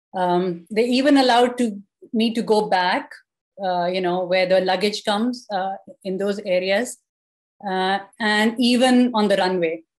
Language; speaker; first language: English; non-native, local second language; Urdu